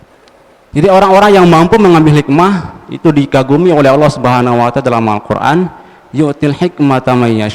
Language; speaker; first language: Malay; non-native, local second language; Sasak